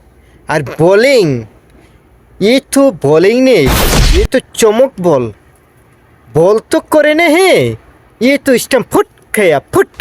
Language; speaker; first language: Hindi; non-native, learner; Bangla